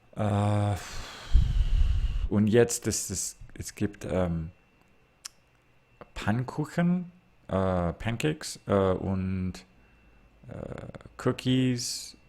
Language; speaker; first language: German; non-native, learner; English